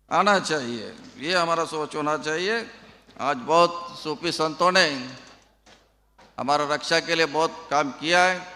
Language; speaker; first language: Hindi; non-native, local second language; Kannada